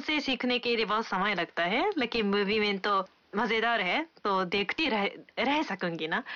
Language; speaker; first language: Hindi; non-native, fluent; Japanese